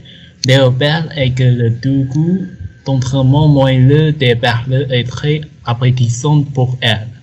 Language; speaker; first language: French; non-native, learner; Chinese